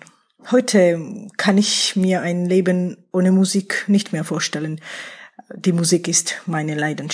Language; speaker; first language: German; non-native, fluent; Georgian